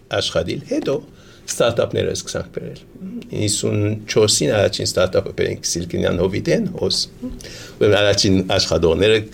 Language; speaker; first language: Armenian; early bilingual, heritage; Armenian